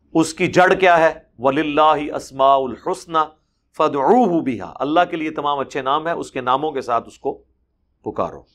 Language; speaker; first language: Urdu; non-native, local second language; Punjabi